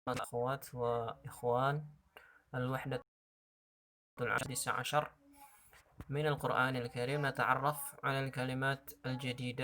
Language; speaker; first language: Arabic; non-native, fluent; Indonesian